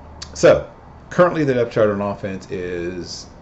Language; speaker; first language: English; native; English